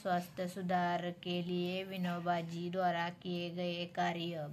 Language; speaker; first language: Hindi; non-native, local second language; Marathi